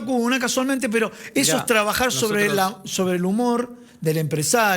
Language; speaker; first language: Spanish; native; Spanish